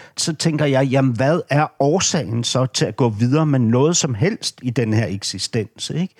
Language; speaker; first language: Danish; native; Danish